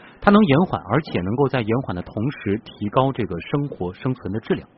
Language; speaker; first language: Chinese; native; Chinese